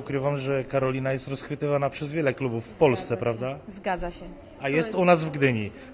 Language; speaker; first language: Polish; native; Polish